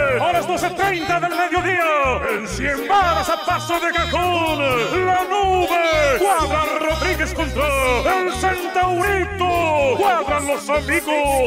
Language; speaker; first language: Spanish; native; Spanish